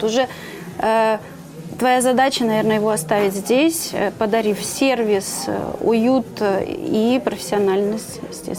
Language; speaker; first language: Russian; native; Russian